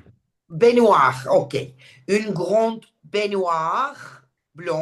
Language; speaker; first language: French; non-native, learner; Turkish